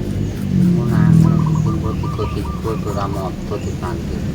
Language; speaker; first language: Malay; non-native, local second language; Javanese